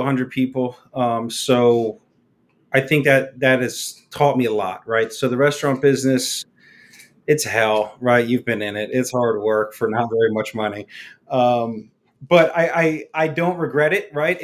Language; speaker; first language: English; native; English